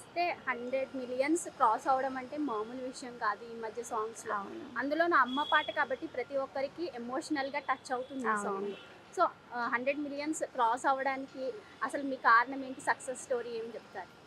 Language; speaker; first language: Telugu; native; Telugu